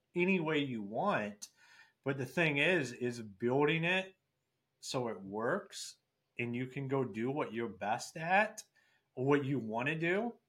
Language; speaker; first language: English; native; English